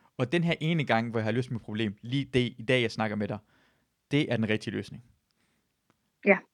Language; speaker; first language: Danish; early bilingual, other home language; Persian